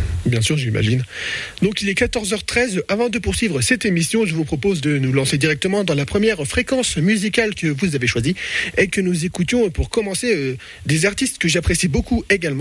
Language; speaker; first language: French; native; French